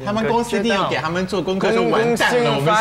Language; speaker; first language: Chinese; native; Chinese